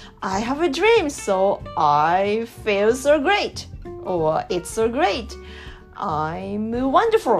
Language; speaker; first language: English; non-native, learner; Japanese